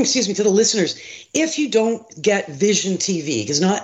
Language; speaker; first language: English; native; English